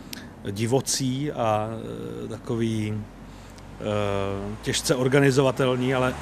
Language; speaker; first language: Czech; native; Czech